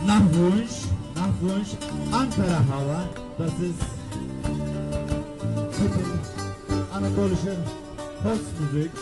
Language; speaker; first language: German; non-native, learner; Turkish